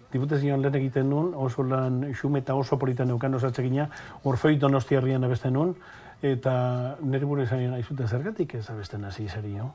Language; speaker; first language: Basque; native; Basque